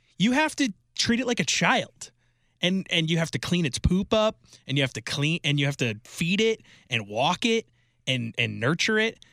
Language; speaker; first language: English; native; English